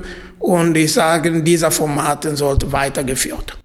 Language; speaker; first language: German; non-native, fluent; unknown